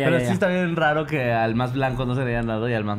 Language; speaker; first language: Spanish; native; Spanish